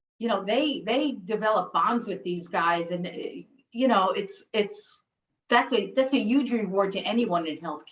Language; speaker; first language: English; native; English